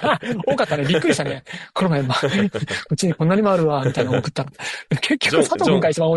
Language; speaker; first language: Japanese; native; Japanese